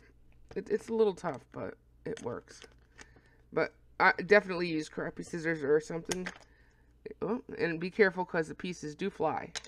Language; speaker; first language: English; native; English